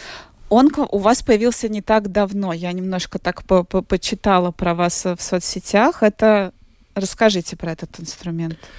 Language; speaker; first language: Russian; native; Russian